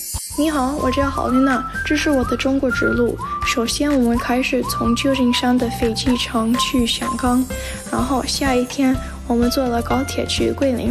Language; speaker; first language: Chinese; non-native, learner; English